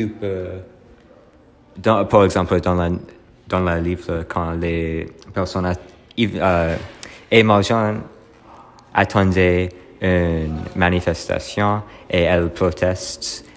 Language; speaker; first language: French; non-native, learner; English